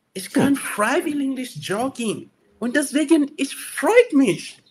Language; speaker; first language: German; non-native, learner; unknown